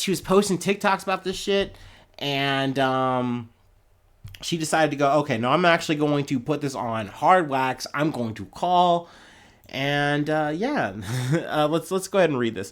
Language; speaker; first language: English; native; English